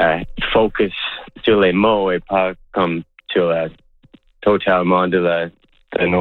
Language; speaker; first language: French; non-native, local second language; English